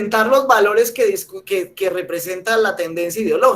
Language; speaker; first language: Spanish; native; Spanish